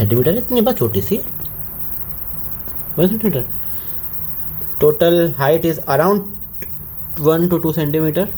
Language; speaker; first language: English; non-native, local second language; Hindi